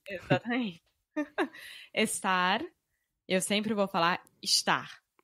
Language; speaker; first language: Portuguese; native; Portuguese